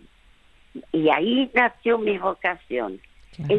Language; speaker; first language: Spanish; early bilingual, other home language; French